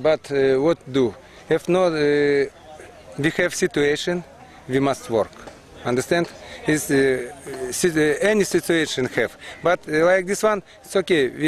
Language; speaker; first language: English; non-native, learner; Ukrainian